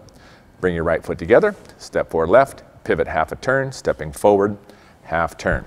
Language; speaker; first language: English; native; English